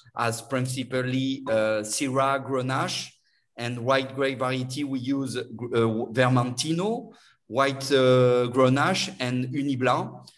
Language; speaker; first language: English; non-native, learner; French